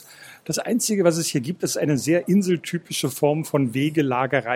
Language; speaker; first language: German; native; German